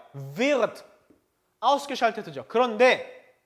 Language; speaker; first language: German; non-native, fluent; Korean